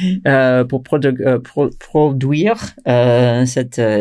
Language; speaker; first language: French; non-native, fluent; English